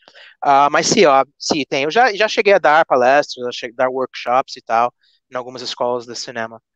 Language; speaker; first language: Portuguese; non-native, fluent; English